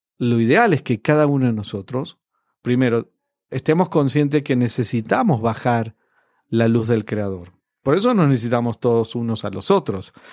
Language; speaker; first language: Spanish; native; Spanish